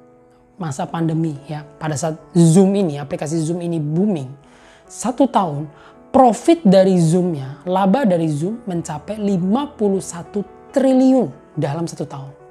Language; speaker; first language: Indonesian; native; Indonesian